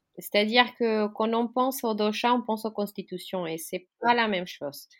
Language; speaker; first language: French; non-native, fluent; Spanish